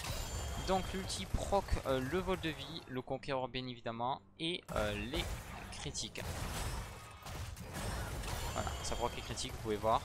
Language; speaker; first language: French; native; French